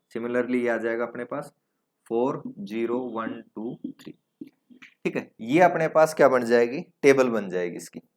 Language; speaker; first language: Hindi; native; Hindi